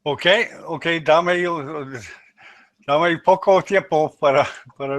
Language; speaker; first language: Spanish; non-native, learner; English